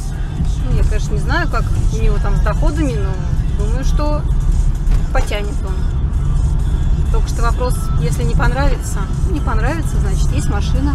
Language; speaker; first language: Russian; native; Russian